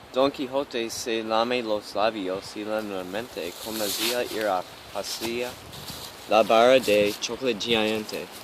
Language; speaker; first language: Spanish; non-native, learner; English